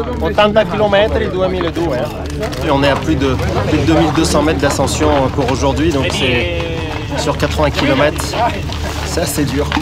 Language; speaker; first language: French; native; French